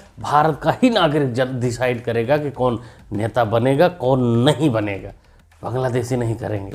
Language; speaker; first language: Hindi; native; Hindi